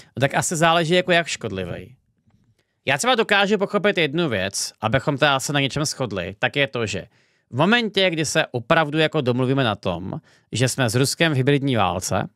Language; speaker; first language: Czech; native; Czech